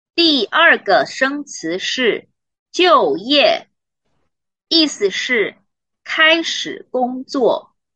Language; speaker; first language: Chinese; native; Chinese